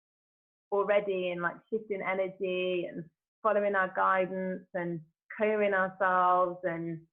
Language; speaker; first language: English; native; English